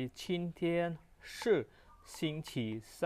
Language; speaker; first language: Chinese; non-native, learner; Indonesian